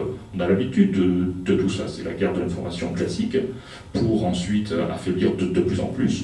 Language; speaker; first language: French; native; French